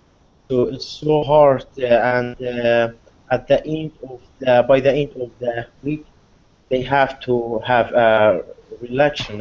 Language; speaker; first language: English; non-native, learner; Arabic